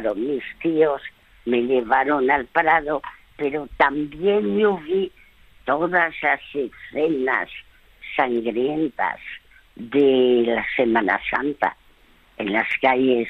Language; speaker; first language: Spanish; early bilingual, other home language; French